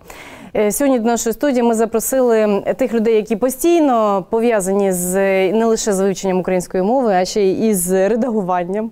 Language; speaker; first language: Ukrainian; native; Ukrainian